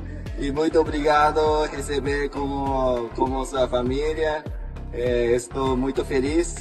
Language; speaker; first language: Portuguese; non-native, learner; Japanese